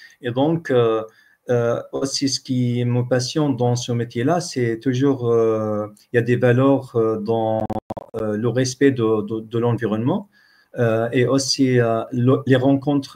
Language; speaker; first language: French; non-native, fluent; Arabic